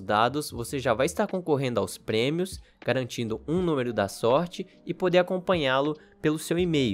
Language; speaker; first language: Portuguese; native; Portuguese